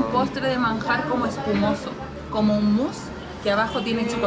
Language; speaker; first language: Spanish; native; Spanish